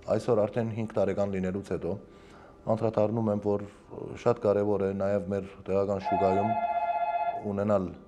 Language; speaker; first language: Armenian; early bilingual, heritage; Armenian